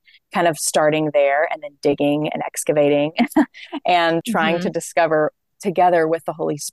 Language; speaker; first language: English; native; English